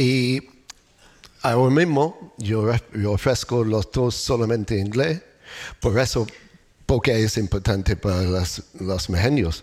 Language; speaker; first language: Spanish; non-native, learner; English